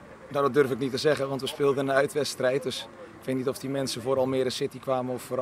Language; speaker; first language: Dutch; native; Dutch